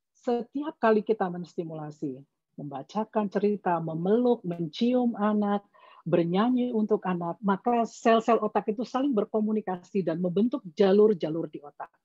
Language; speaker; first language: Indonesian; native; Indonesian